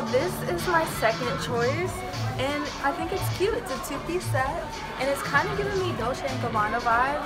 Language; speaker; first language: English; native; English